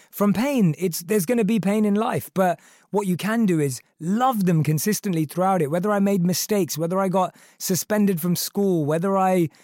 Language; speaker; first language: English; early bilingual, other home language; Hindi